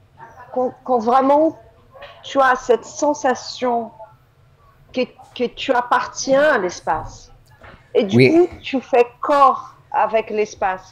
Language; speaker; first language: French; non-native, fluent; Portuguese